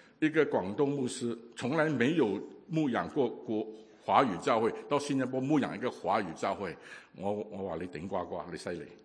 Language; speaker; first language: Chinese; non-native, local second language; Cantonese